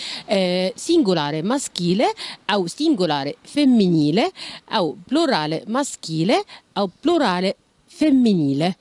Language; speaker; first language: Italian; non-native, fluent; Arabic